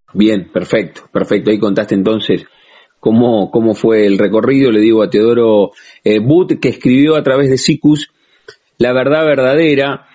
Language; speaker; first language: Spanish; native; Spanish